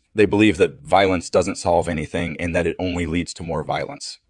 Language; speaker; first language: English; native; English